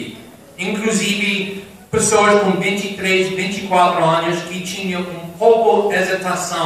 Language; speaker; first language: Portuguese; non-native, fluent; English